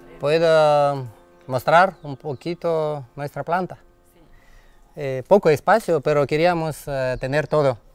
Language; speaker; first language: Spanish; non-native, learner; Russian